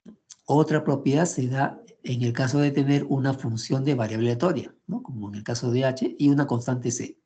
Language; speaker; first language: Spanish; native; Spanish